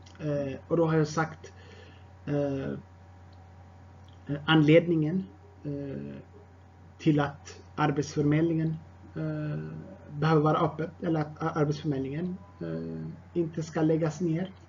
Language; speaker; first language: Swedish; non-native, fluent; Tigrinya